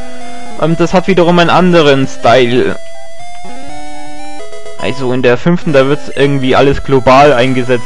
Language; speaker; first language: German; native; German